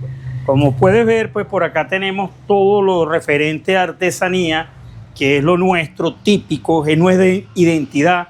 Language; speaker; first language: Spanish; native; Spanish